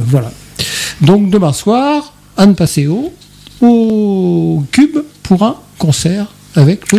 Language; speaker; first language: French; native; French